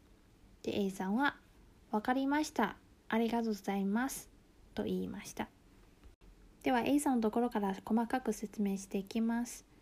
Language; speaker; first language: Japanese; non-native, local second language; Chinese